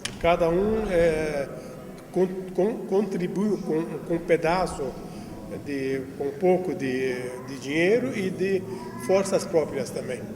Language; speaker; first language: Portuguese; non-native, fluent; Arabic